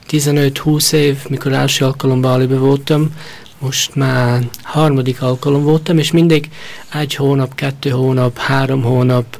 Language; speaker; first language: Hungarian; early bilingual, heritage; Hungarian